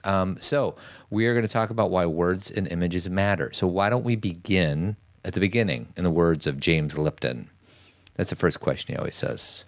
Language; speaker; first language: English; native; English